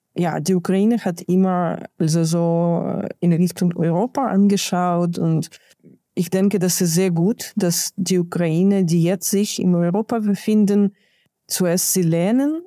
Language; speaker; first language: German; non-native, fluent; Ukrainian